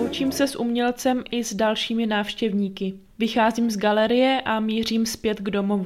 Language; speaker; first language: Czech; native; Czech